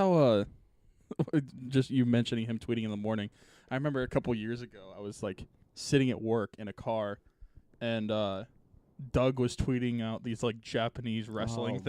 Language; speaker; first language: English; native; English